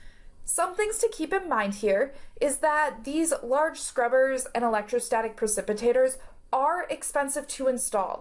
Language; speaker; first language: English; native; English